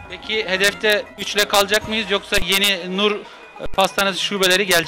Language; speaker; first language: Turkish; native; Turkish